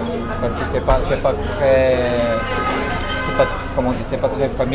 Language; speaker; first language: French; non-native, learner; Korean